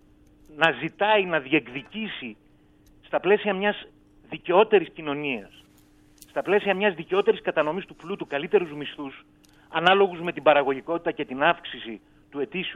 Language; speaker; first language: Greek; native; Greek